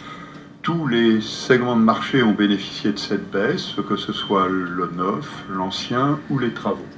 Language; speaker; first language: French; native; French